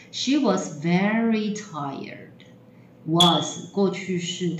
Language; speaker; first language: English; non-native, fluent; Chinese